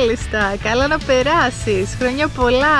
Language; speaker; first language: Greek; native; Greek